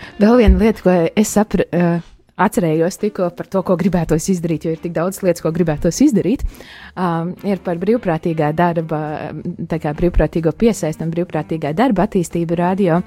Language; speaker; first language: Latvian; native; Latvian